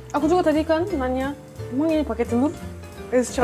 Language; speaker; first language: Indonesian; non-native, fluent; Turkish